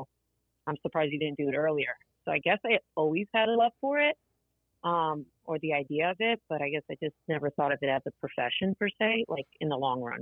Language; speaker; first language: English; early bilingual, other home language; Portuguese